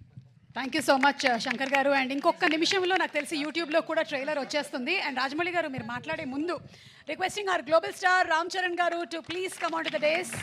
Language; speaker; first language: Telugu; native; Telugu